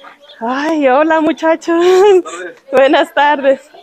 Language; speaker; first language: Spanish; native; Spanish